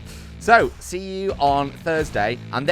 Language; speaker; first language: English; native; English